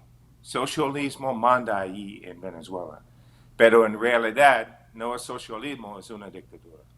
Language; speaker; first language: Spanish; non-native, fluent; English